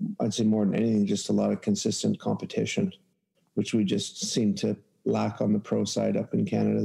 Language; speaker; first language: English; native; English